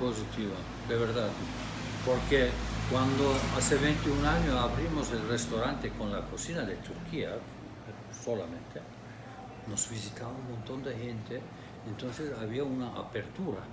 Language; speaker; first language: Spanish; non-native, fluent; Turkish